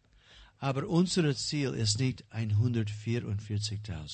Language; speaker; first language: German; non-native, learner; English